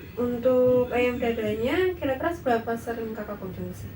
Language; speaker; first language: Indonesian; native; Indonesian